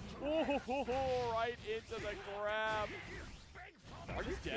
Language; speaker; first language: English; native; English